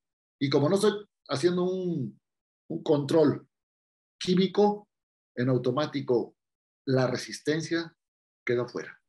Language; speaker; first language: Spanish; native; Spanish